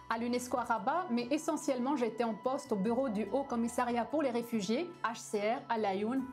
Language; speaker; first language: French; early bilingual, other home language; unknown